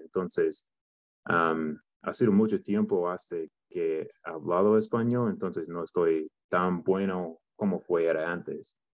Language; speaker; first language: Spanish; non-native, learner; English